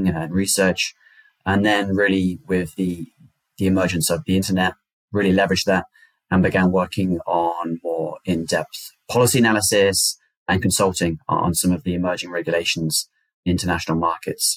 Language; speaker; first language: English; native; English